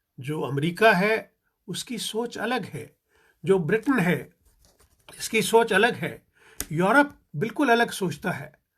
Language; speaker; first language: Hindi; non-native, local second language; Punjabi